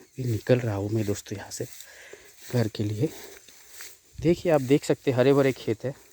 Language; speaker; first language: Hindi; non-native, local second language; Marathi